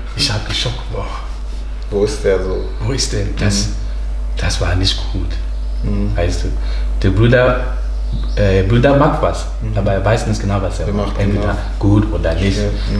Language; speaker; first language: German; non-native, learner; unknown